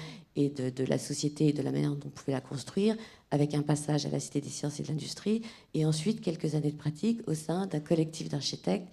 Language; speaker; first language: French; native; French